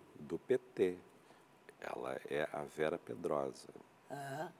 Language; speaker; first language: Portuguese; native; Portuguese